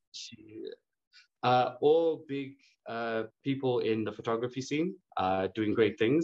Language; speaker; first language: English; native; English